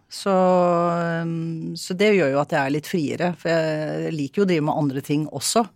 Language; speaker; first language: Norwegian; native; Norwegian